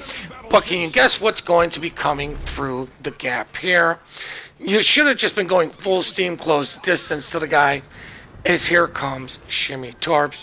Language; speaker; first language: English; native; English